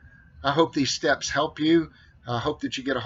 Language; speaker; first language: English; native; English